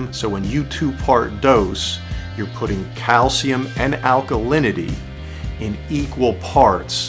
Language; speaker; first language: English; native; English